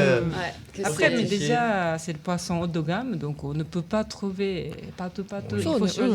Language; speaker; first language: French; non-native, learner; Japanese